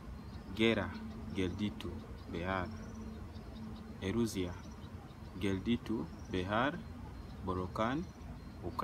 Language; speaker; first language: Basque; non-native, learner; Ganda